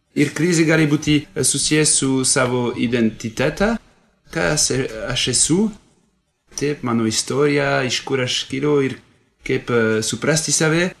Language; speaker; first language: Lithuanian; non-native, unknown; French